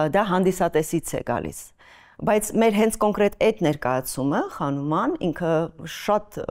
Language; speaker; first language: Armenian; native; Armenian